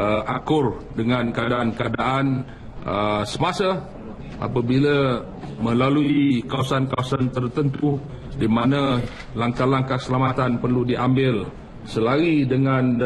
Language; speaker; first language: Malay; native; Malay